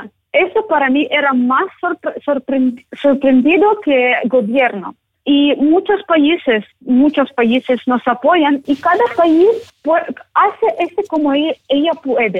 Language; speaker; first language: Spanish; non-native, learner; Ukrainian